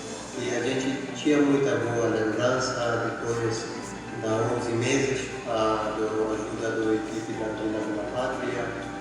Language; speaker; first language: Portuguese; non-native, learner; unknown